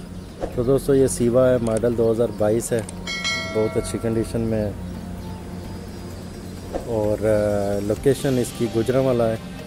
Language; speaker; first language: Hindi; non-native, local second language; Punjabi